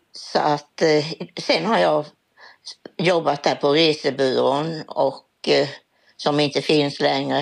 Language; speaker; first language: Swedish; native; Swedish